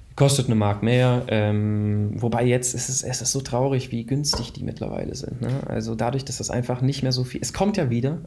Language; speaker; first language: German; native; German